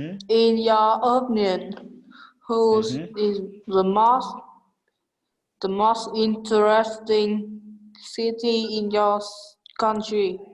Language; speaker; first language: English; non-native, learner; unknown